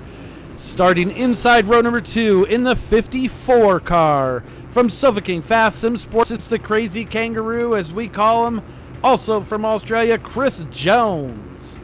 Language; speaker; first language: English; native; English